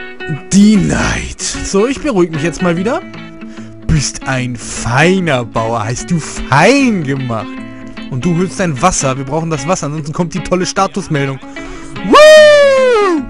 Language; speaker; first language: German; native; German